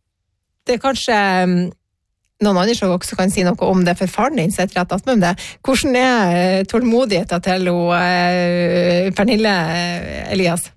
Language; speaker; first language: Norwegian; native; Norwegian